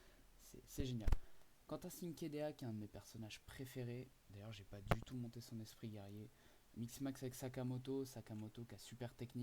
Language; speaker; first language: French; native; French